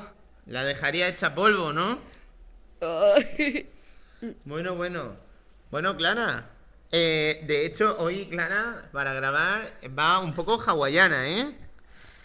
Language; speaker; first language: Spanish; native; Spanish